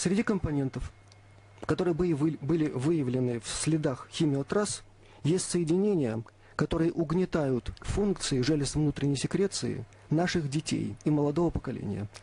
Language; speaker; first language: Russian; native; Russian